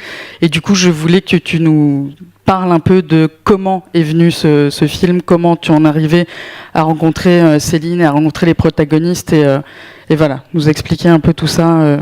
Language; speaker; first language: French; native; French